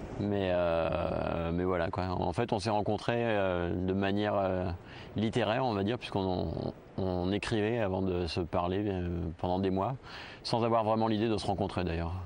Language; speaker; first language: French; native; French